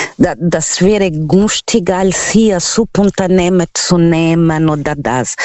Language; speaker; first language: German; non-native, local second language; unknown